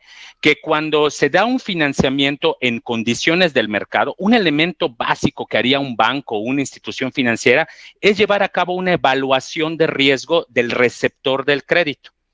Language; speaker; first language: Spanish; native; Spanish